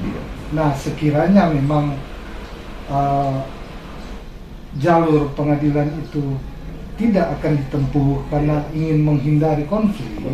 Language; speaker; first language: Indonesian; native; Indonesian